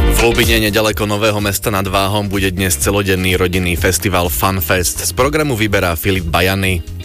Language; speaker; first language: Slovak; native; Slovak